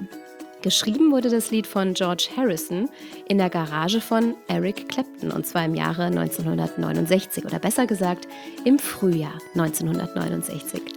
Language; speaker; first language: German; native; German